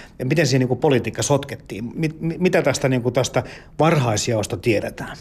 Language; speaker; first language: Finnish; native; Finnish